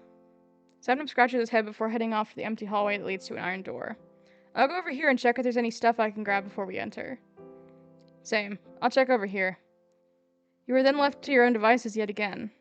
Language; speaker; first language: English; native; English